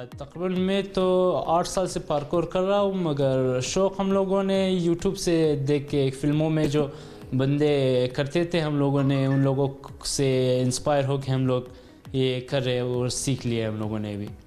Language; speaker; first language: Hindi; non-native, local second language; Hazaragi